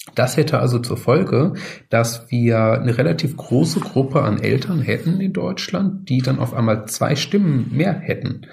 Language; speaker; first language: German; native; German